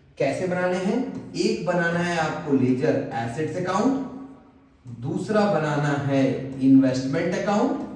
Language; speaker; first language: Hindi; non-native, local second language; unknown